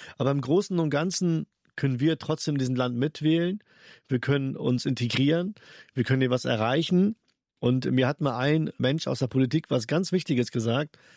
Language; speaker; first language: German; early bilingual, other home language; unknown